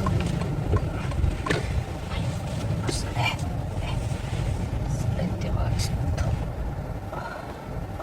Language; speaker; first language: Japanese; native; Japanese